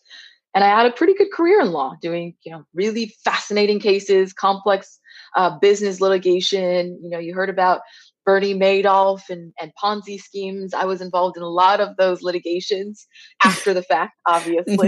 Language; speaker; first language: English; native; English